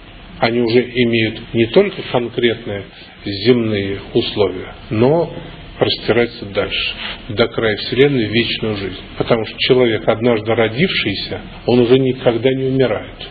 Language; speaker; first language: Russian; native; Russian